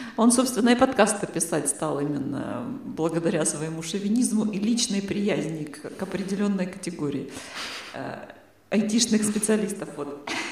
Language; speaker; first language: Russian; native; Russian